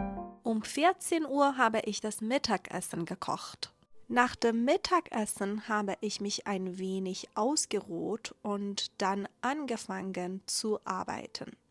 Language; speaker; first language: German; non-native, fluent; Persian